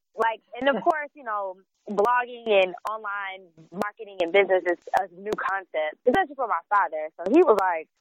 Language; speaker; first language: English; native; English